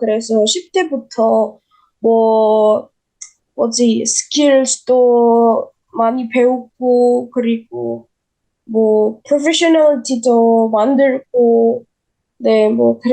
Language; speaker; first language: Korean; non-native, learner; Indonesian